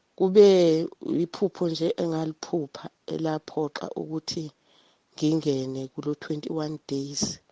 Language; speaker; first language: Zulu; native; Zulu